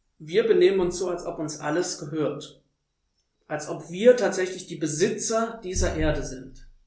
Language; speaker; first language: German; native; German